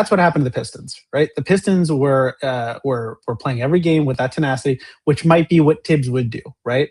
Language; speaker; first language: English; native; English